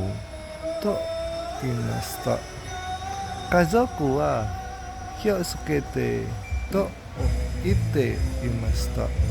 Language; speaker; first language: Japanese; non-native, learner; Indonesian